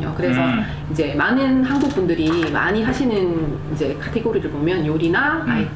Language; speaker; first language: Korean; native; Korean